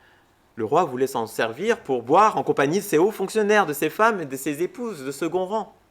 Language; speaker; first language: French; native; French